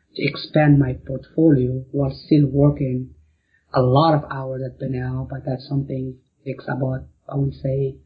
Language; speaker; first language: English; non-native, fluent; Arabic